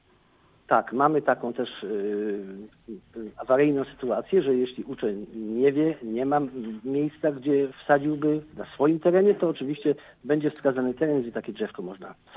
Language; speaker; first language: Polish; native; Polish